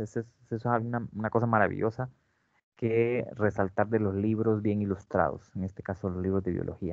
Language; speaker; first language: Spanish; native; Spanish